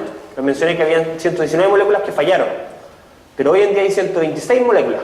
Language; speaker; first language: Spanish; native; Spanish